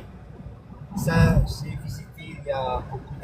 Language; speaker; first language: French; non-native, fluent; Dutch